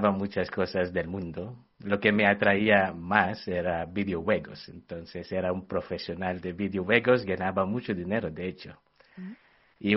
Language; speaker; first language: Spanish; non-native, fluent; Filipino